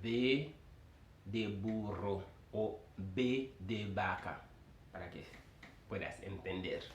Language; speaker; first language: Spanish; non-native, fluent; Haitian Creole